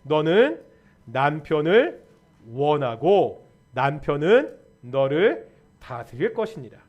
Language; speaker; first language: Korean; native; Korean